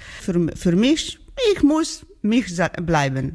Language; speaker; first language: German; non-native, learner; Georgian